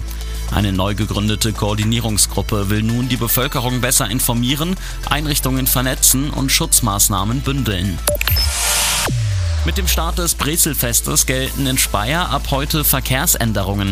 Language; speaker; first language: German; native; German